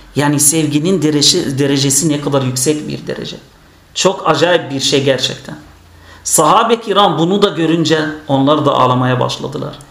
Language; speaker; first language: Turkish; non-native, fluent; Arabic